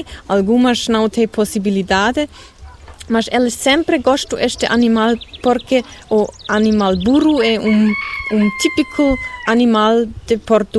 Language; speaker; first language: Portuguese; non-native, learner; German